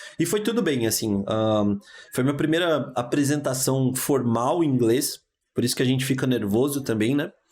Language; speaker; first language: Portuguese; native; Portuguese